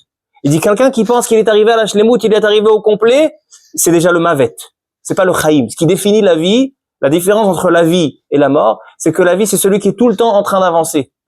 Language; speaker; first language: French; native; French